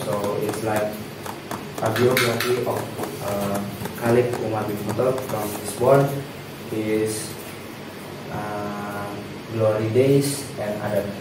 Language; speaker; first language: English; non-native, learner; Indonesian